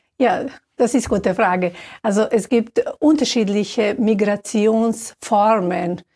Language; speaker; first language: German; non-native, fluent; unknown